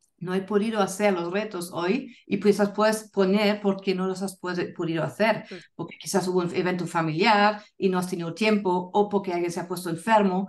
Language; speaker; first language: Spanish; non-native, fluent; German